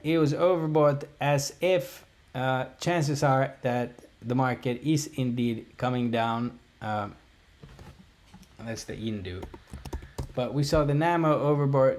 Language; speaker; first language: English; native; English